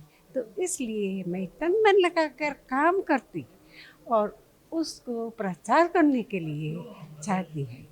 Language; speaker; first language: Hindi; non-native, local second language; Khasi